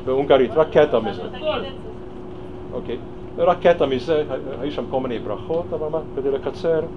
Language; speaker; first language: Hebrew; non-native, fluent; Hungarian